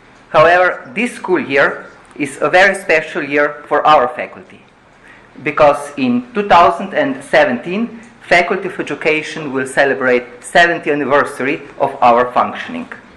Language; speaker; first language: English; non-native, fluent; Slovenian